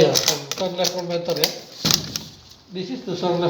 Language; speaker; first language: English; non-native, learner; Indonesian